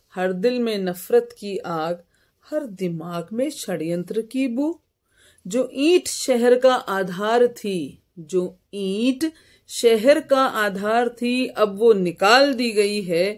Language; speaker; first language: Hindi; native; Hindi